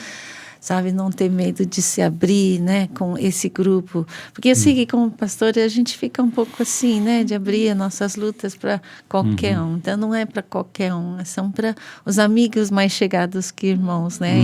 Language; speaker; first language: Portuguese; non-native, fluent; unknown